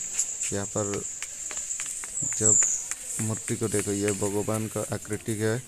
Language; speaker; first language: Hindi; non-native, local second language; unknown